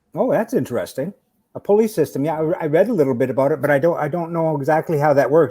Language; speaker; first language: English; native; English